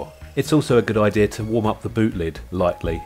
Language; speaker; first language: English; native; English